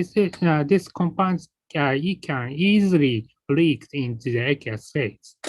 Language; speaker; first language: English; non-native, learner; Japanese